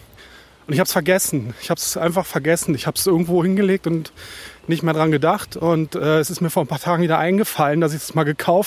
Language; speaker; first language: German; native; German